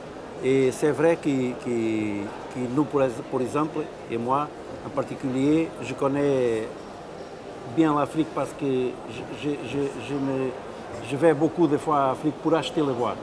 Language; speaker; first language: French; non-native, fluent; Portuguese